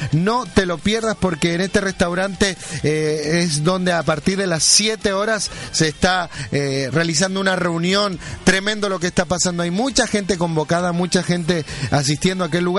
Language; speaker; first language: Spanish; native; Spanish